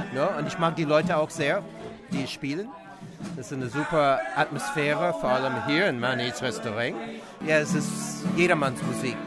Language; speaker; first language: German; non-native, fluent; English